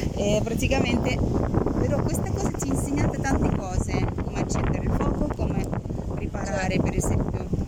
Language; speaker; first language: Italian; non-native, fluent; Uzbek